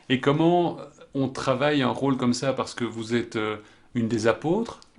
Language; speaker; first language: French; native; French